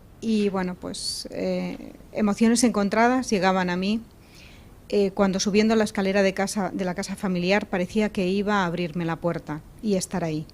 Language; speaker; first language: Spanish; native; Spanish